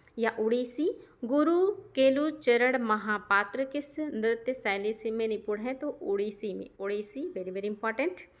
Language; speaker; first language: Hindi; native; Hindi